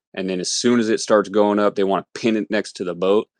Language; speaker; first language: English; native; English